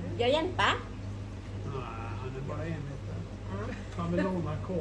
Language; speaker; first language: Swedish; non-native, learner; Thai